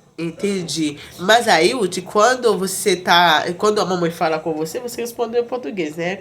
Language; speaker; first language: Portuguese; non-native, fluent; Haitian Creole